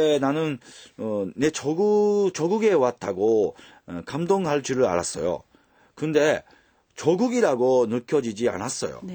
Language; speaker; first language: Korean; non-native, fluent; Japanese